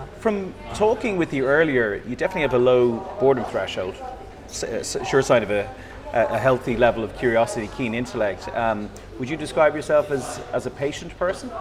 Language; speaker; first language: English; native; English